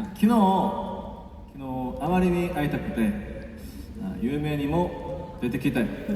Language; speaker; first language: Japanese; non-native, learner; Korean